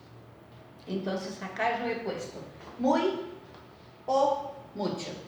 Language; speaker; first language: Spanish; non-native, fluent; Portuguese